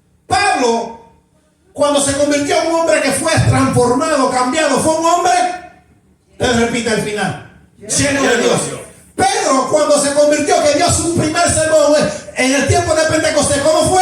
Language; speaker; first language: Spanish; native; Spanish